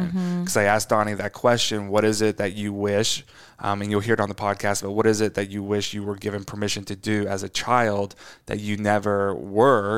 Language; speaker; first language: English; native; English